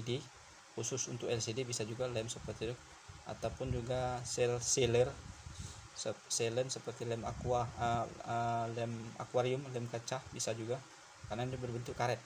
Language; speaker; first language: Indonesian; native; Indonesian